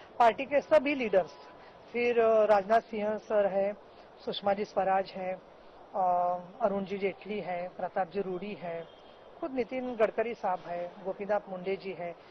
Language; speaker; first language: Hindi; non-native, local second language; Marathi